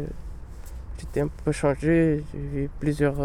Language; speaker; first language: French; non-native, learner; Pashto